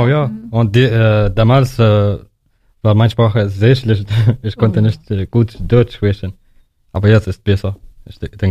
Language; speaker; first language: German; non-native, learner; Arabic